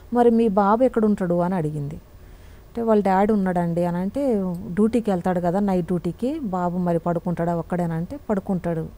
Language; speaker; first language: Telugu; native; Telugu